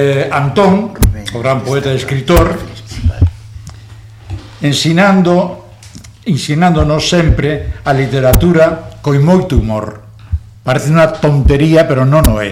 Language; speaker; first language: Galician; non-native, local second language; Spanish